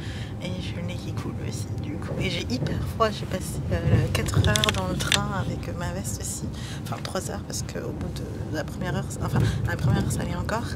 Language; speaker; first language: French; native; French